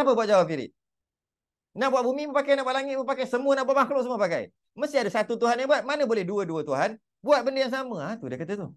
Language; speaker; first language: Malay; native; Malay